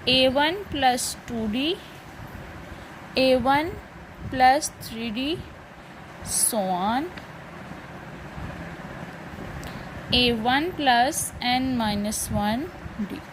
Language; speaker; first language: Hindi; non-native, local second language; Punjabi